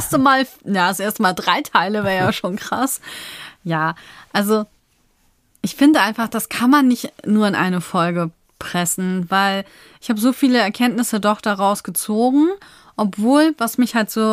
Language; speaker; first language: German; native; German